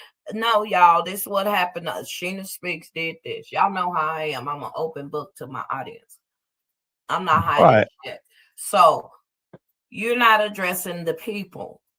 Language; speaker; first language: English; native; English